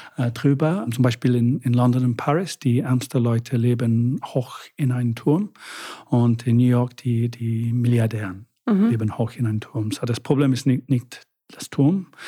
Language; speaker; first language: German; non-native, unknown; English